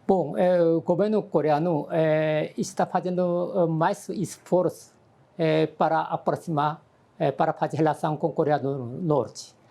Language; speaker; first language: Portuguese; non-native, fluent; Korean